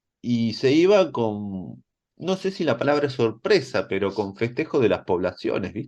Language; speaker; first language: Spanish; native; Spanish